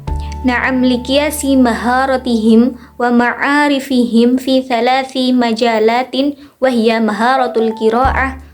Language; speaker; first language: Arabic; non-native, learner; Indonesian